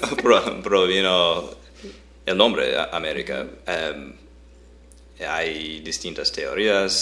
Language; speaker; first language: Spanish; non-native, fluent; English